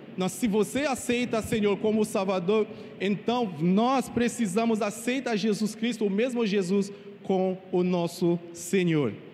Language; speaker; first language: Portuguese; non-native, fluent; Haitian Creole